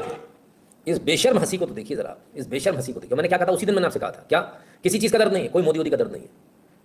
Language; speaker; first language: Hindi; native; Hindi